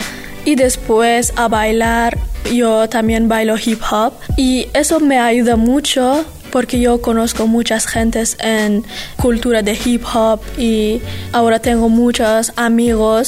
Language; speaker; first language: Spanish; non-native, learner; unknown